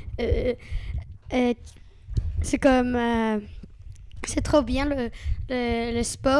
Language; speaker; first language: French; non-native, learner; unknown